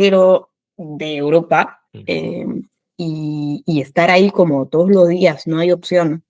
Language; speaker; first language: Spanish; non-native, fluent; French